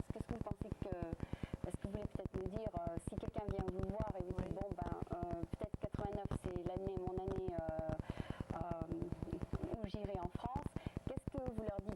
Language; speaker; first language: French; native; French